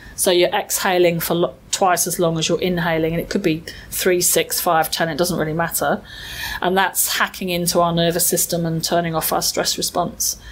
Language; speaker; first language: English; native; English